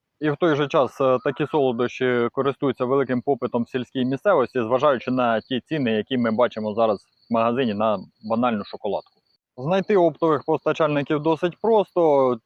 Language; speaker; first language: Ukrainian; native; Ukrainian